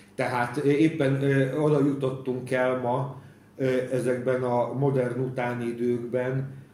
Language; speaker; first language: Hungarian; native; Hungarian